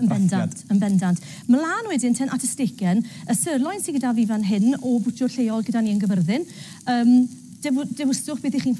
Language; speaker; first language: Welsh; native; Welsh